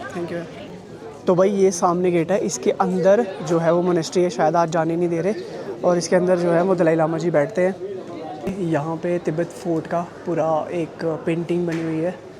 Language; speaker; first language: Hindi; native; Hindi